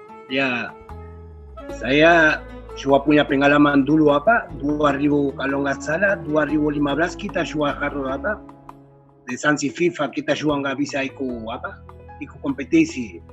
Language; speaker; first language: Indonesian; non-native, fluent; Spanish